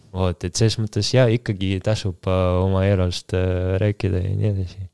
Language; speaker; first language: Estonian; non-native, local second language; Russian